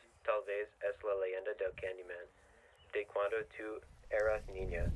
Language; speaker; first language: Spanish; non-native, learner; English